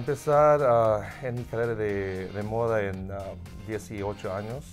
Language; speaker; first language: Spanish; non-native, learner; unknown